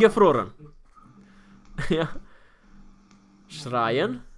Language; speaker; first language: German; non-native, fluent; Romanian